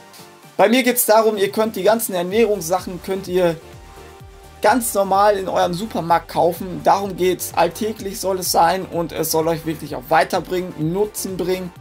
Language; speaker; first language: German; native; German